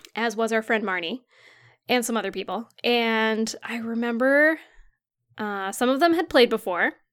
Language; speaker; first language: English; early bilingual, other home language; Ukrainian